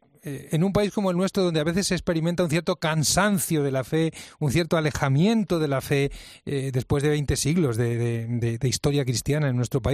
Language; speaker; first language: Spanish; native; Spanish